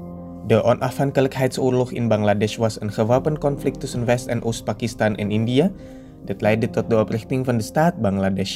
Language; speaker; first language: Dutch; non-native, fluent; Indonesian